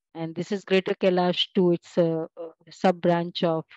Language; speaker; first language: English; non-native, local second language; Hindi